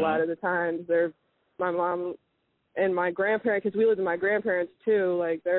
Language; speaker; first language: English; native; English